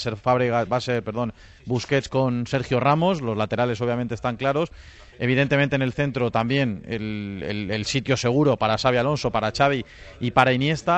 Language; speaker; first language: Spanish; native; Spanish